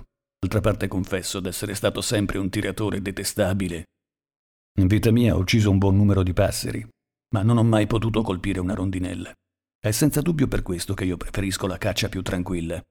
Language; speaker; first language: Italian; native; Italian